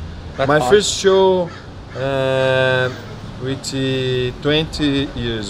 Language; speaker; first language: English; non-native, learner; Portuguese